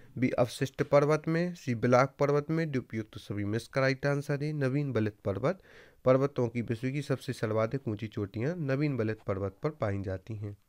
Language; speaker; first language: Hindi; native; Hindi